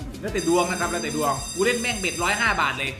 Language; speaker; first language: Thai; native; Thai